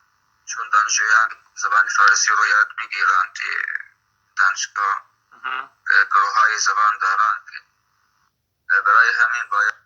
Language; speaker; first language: Persian; non-native, fluent; Arabic